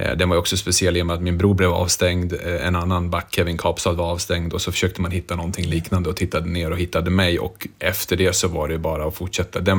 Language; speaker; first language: Swedish; early bilingual, other home language; Bosnian